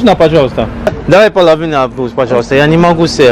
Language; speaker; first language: Russian; non-native, learner; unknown